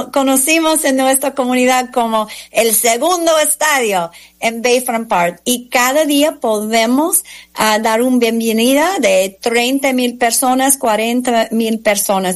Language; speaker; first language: Spanish; non-native, fluent; English